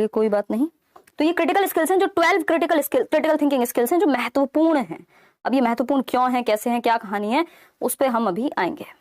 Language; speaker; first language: Hindi; native; Hindi